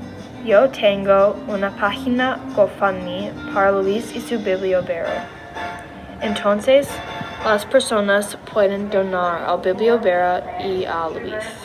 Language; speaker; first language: Spanish; non-native, learner; English